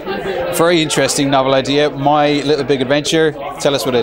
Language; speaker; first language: English; native; English